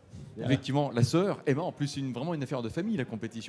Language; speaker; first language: French; native; French